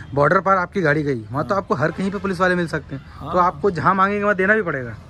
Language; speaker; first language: Hindi; native; Hindi